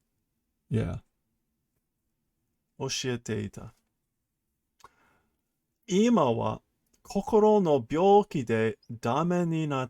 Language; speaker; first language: Japanese; non-native, learner; English